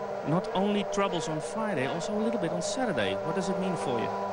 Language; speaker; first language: English; non-native, fluent; Dutch